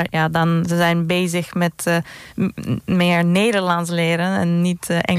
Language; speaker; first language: Dutch; non-native, fluent; Turkish